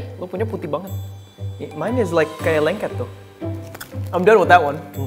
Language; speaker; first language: English; early bilingual, other home language; Indonesian